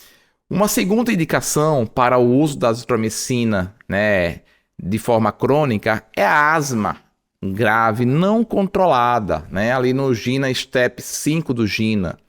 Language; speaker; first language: Portuguese; native; Portuguese